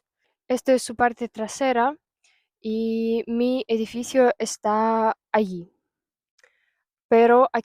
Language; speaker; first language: Spanish; non-native, fluent; Russian